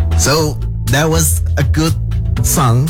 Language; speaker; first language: English; non-native, learner; Indonesian